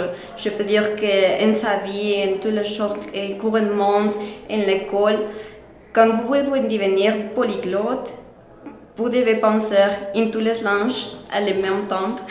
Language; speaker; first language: French; non-native, learner; Spanish